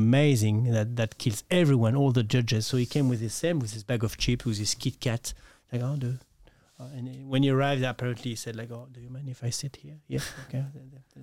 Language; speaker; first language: English; non-native, fluent; French